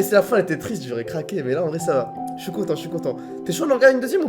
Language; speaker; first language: French; native; French